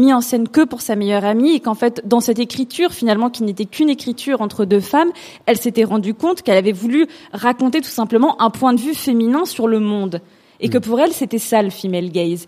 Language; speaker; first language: French; native; French